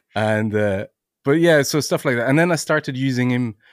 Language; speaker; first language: English; non-native, fluent; French